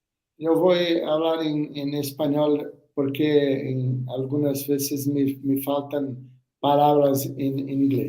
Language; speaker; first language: Spanish; non-native, learner; Portuguese